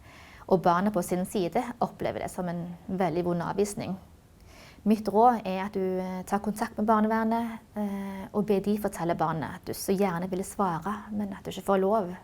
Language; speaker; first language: Norwegian; native; Norwegian